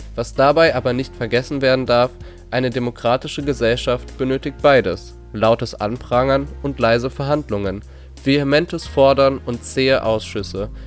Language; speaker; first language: German; native; German